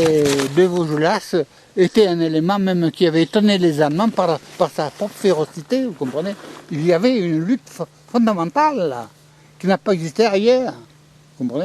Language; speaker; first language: French; native; French